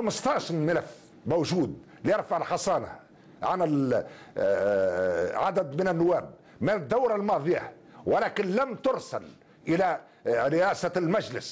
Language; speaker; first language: Arabic; native; Arabic